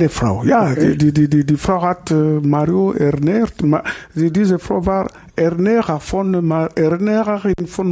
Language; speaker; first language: German; non-native, learner; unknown